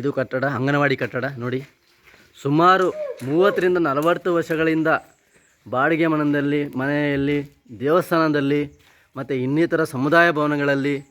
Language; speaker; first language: Kannada; native; Kannada